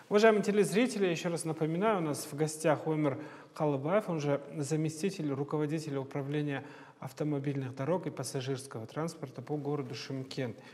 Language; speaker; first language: Russian; non-native, local second language; Kazakh